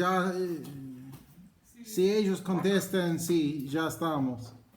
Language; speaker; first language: Spanish; non-native, fluent; English